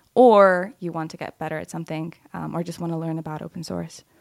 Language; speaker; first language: English; non-native, fluent; Lithuanian